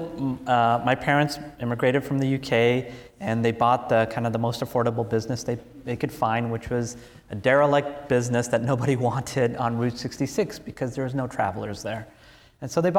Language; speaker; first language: English; native; English